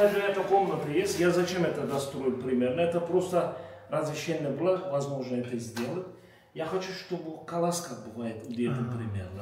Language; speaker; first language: Russian; non-native, learner; Turkish